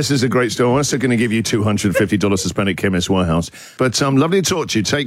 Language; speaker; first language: English; native; English